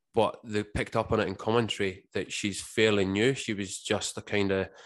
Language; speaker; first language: English; native; English